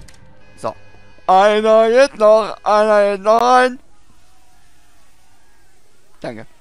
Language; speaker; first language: German; native; German